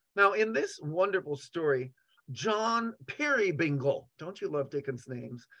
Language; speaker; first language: English; native; English